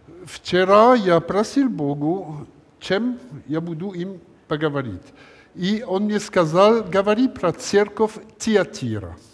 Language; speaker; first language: Russian; non-native, learner; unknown